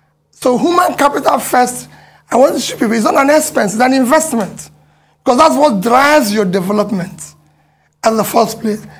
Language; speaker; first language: English; non-native, local second language; Igbo